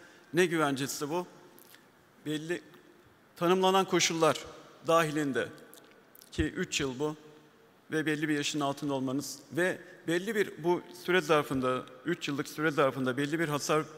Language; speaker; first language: Turkish; native; Turkish